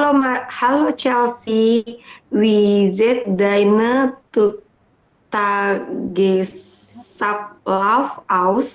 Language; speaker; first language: German; non-native, learner; Indonesian